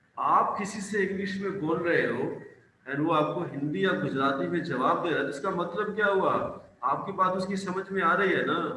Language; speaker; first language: Hindi; non-native, local second language; Punjabi